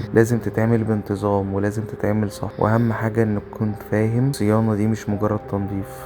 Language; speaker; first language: Arabic; native; Arabic